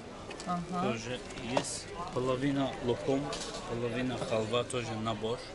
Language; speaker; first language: Russian; non-native, learner; Turkish